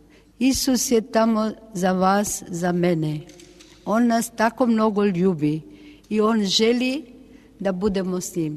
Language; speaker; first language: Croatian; non-native, local second language; Albanian